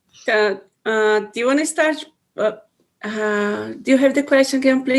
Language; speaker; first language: English; non-native, learner; Portuguese